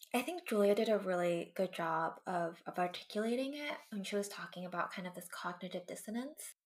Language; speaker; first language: English; native; English